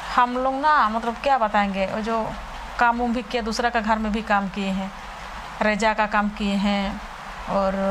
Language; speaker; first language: Hindi; non-native, local second language; Santali